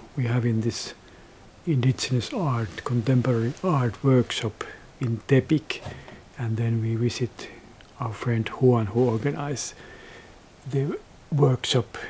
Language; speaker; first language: English; non-native, fluent; Finnish